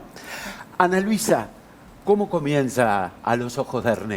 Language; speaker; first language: Spanish; native; Spanish